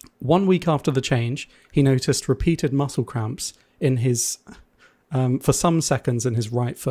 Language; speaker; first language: English; native; English